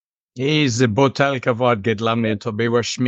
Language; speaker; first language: Polish; non-native, learner; English